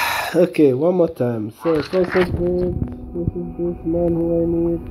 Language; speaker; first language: English; non-native, learner; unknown